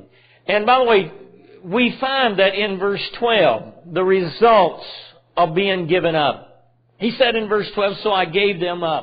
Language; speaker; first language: English; native; English